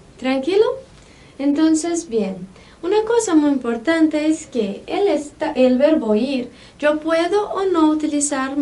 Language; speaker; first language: Spanish; non-native, fluent; Portuguese